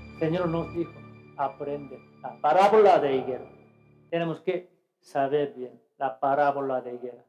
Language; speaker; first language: Spanish; non-native, fluent; Korean